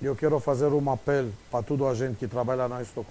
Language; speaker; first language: Portuguese; non-native, fluent; Romanian